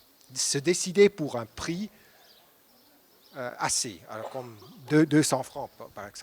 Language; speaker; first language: French; non-native, local second language; German